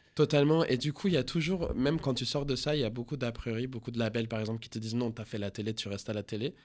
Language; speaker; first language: French; non-native, fluent; Spanish